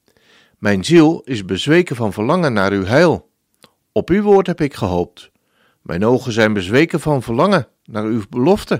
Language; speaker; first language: Dutch; native; Dutch